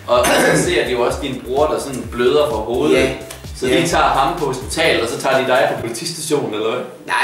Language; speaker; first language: Danish; native; Danish